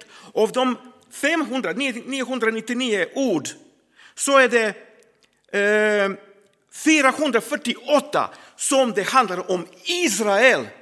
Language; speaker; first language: Swedish; non-native, fluent; Croatian